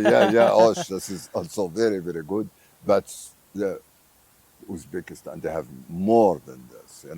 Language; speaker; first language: English; non-native, fluent; Arabic